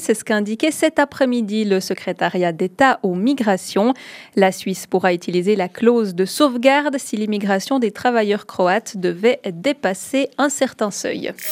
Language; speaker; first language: French; native; French